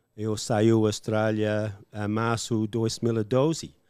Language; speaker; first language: Portuguese; non-native, learner; English